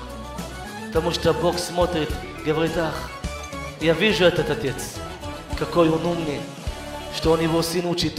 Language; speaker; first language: Russian; early bilingual, heritage; Hebrew